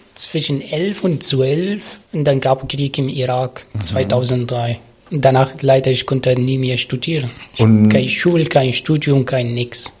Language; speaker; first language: German; non-native, learner; Arabic